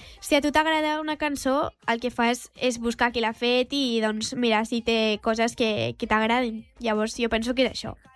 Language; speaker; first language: Catalan; non-native, local second language; Spanish